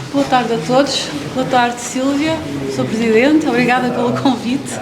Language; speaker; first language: Portuguese; native; Portuguese